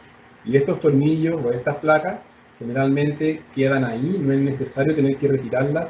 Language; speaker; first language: Spanish; native; Spanish